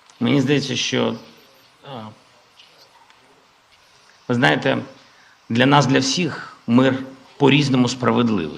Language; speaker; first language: Ukrainian; non-native, local second language; Russian